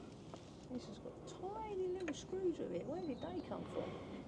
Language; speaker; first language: English; native; English